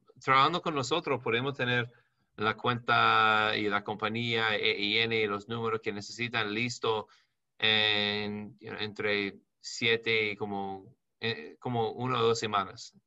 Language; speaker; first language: Spanish; non-native, learner; English